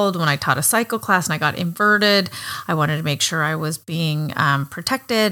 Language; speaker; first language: English; native; English